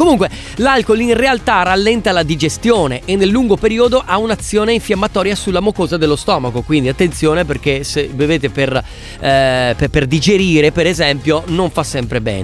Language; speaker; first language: Italian; native; Italian